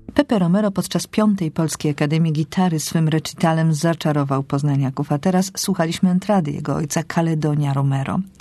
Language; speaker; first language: Polish; native; Polish